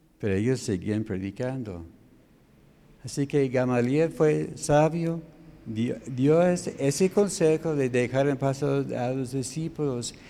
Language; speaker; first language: Spanish; non-native, fluent; English